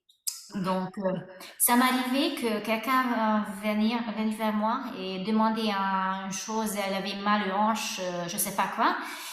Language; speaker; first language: French; non-native, fluent; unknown